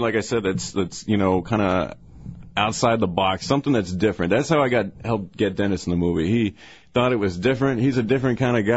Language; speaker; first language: English; native; English